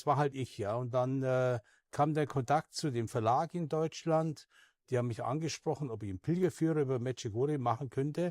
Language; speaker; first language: German; native; German